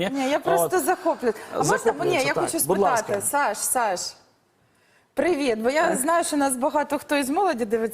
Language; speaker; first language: Ukrainian; native; Ukrainian